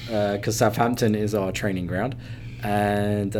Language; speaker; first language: English; native; English